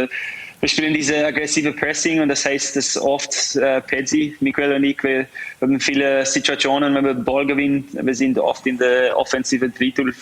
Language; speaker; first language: German; non-native, fluent; English